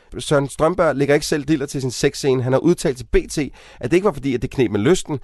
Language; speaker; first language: Danish; native; Danish